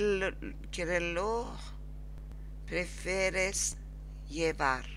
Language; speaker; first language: Spanish; non-native, learner; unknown